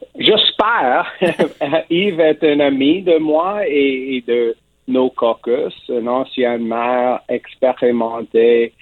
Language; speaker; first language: French; non-native, local second language; English